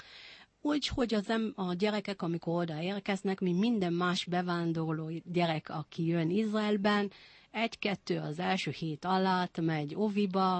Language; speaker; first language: Hungarian; non-native, fluent; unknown